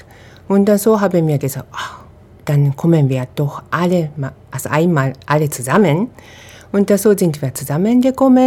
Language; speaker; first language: German; non-native, fluent; Japanese